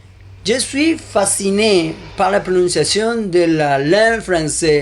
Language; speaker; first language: French; non-native, learner; Spanish